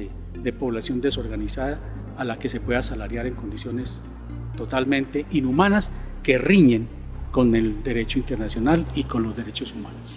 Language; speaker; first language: Spanish; native; Spanish